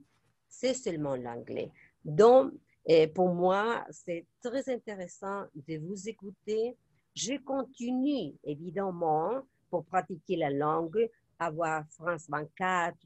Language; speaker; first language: French; non-native, fluent; Spanish